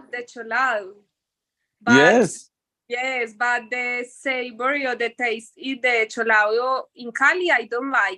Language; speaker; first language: English; non-native, learner; Spanish